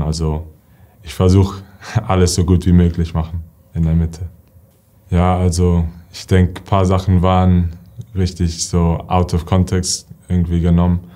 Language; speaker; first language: German; early bilingual, heritage; English